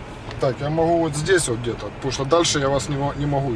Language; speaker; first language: Russian; native; Russian